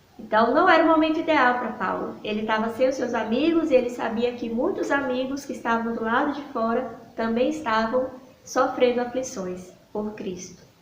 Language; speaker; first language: Portuguese; native; Portuguese